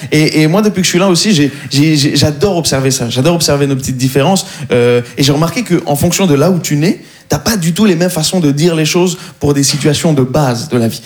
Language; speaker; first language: French; native; French